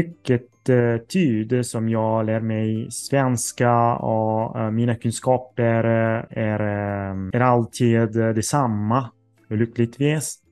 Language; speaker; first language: Swedish; non-native, learner; Italian